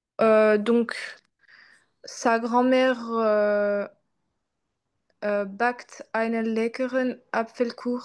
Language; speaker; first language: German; non-native, learner; French